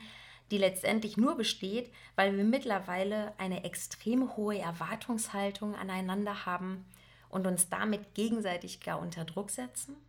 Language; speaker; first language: German; native; German